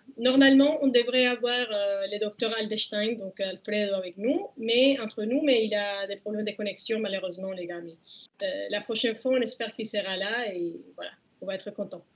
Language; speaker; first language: French; non-native, fluent; Spanish